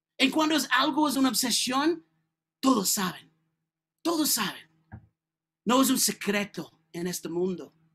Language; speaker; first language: Spanish; non-native, learner; English